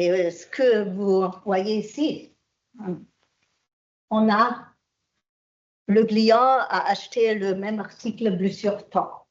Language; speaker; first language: French; non-native, fluent; German